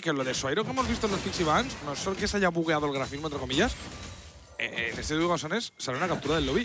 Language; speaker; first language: Spanish; native; Spanish